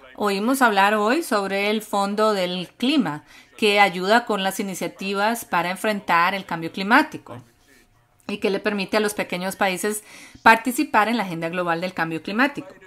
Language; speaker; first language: Spanish; non-native, fluent; English